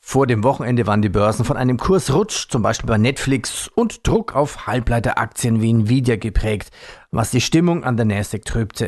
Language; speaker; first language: German; native; German